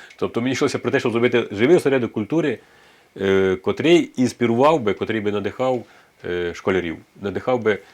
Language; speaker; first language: Ukrainian; native; Ukrainian